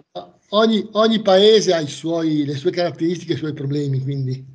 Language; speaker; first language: Italian; native; Italian